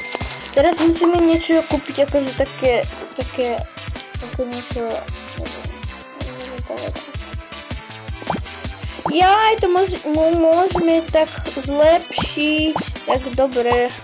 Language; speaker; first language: Slovak; non-native, learner; Ukrainian